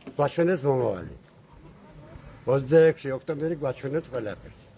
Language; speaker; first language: Georgian; non-native, local second language; Mingrelian